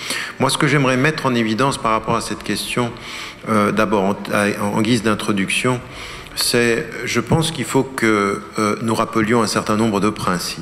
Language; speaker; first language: French; early bilingual, other home language; Arabic